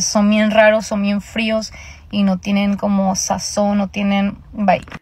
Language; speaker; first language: Spanish; early bilingual, heritage; Spanish